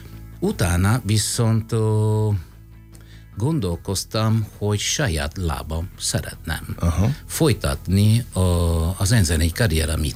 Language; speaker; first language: Hungarian; non-native, fluent; Italian